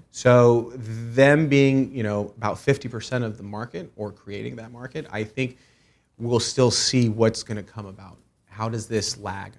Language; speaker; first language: English; early bilingual, other home language; Persian